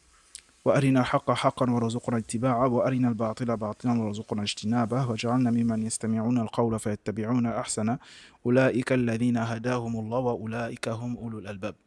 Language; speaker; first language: Arabic; non-native, fluent; French